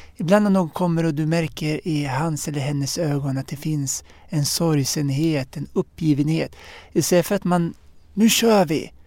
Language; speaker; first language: Swedish; early bilingual, other home language; Arabic